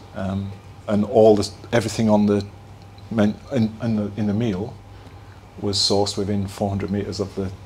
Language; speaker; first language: English; native; English